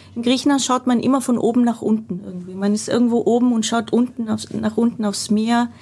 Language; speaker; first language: German; non-native, fluent; Greek